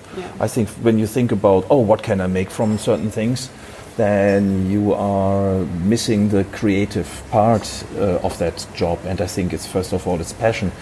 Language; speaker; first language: English; non-native, fluent; German